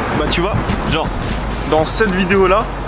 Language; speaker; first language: French; native; French